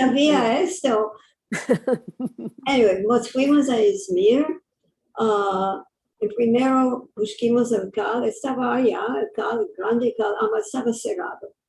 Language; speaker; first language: Spanish; early bilingual, heritage; English